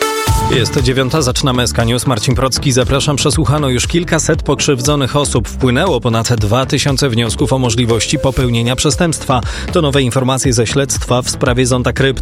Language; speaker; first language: Polish; native; Polish